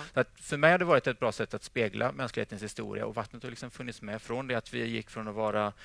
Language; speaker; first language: Swedish; native; Swedish